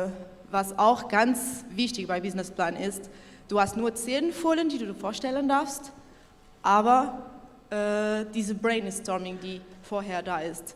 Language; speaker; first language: German; non-native, local second language; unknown